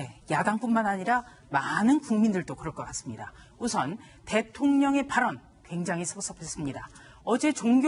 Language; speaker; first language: Korean; native; Korean